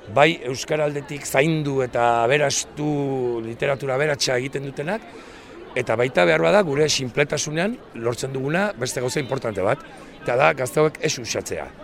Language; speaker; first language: Basque; native; Basque